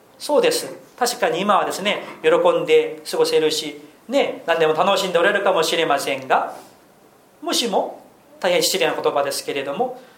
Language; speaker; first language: Japanese; non-native, fluent; Korean